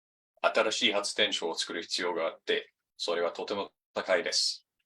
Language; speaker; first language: Japanese; non-native, fluent; English